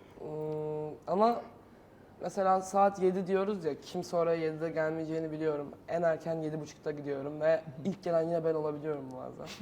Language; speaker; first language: Turkish; native; Turkish